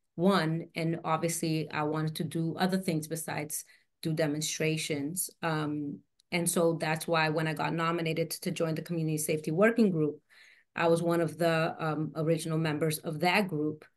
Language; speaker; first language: English; native; English